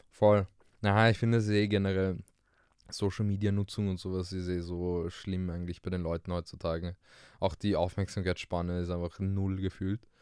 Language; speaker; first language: German; early bilingual, other home language; English